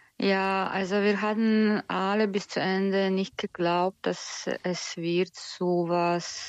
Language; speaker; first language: German; non-native, learner; Ukrainian